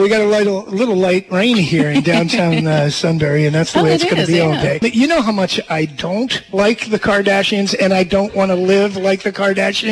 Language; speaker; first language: English; native; English